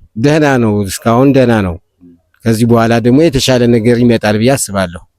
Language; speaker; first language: Amharic; native; Amharic